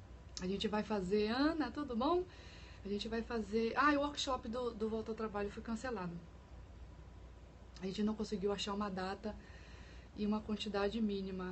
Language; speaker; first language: Portuguese; native; Portuguese